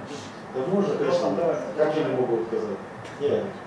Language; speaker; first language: Russian; native; Russian